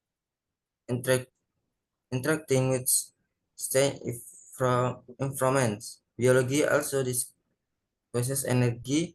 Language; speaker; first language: English; non-native, learner; Indonesian